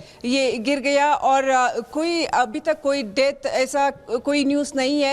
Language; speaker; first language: Hindi; non-native, local second language; Kannada